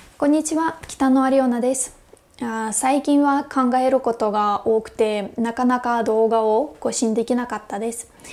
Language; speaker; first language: Japanese; non-native, fluent; Russian